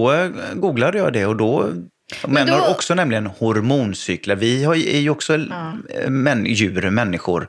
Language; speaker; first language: Swedish; native; Swedish